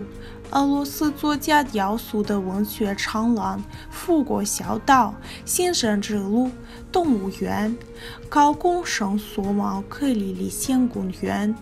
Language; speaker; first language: Chinese; non-native, learner; Russian